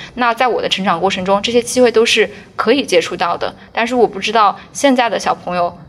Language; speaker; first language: Chinese; native; Chinese